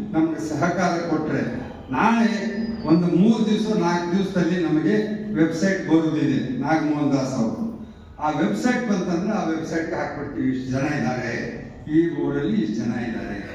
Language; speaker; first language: Kannada; non-native, local second language; Lambadi